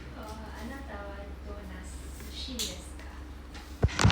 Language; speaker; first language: Japanese; non-native, learner; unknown